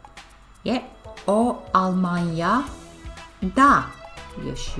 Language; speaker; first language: Turkish; non-native, fluent; English